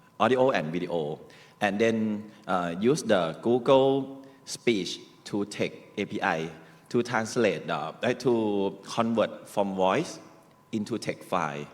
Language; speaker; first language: English; non-native, learner; Thai